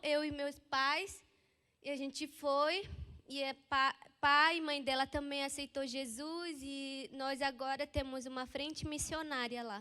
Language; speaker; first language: Portuguese; non-native, local second language; Ticuna